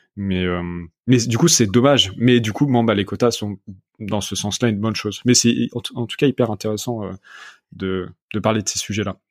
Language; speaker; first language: French; native; French